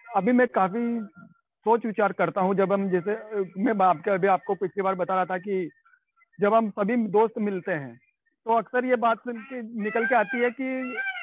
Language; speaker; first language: Hindi; native; Hindi